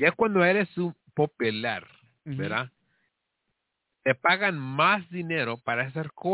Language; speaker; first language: Spanish; early bilingual, heritage; Spanish